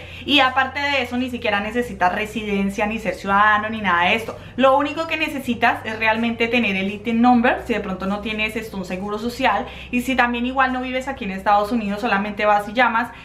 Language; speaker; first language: Spanish; native; Spanish